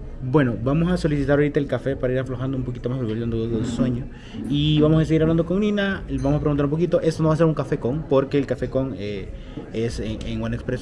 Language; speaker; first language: Spanish; native; Spanish